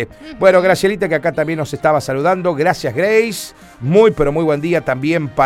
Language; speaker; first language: Spanish; native; Spanish